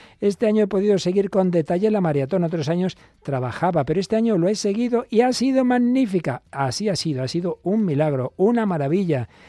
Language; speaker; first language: Spanish; native; Spanish